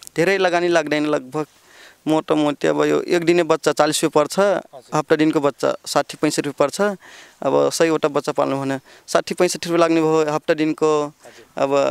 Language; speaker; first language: Nepali; non-native, local second language; Rana Tharu